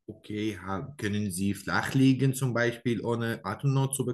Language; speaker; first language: German; non-native, learner; Arabic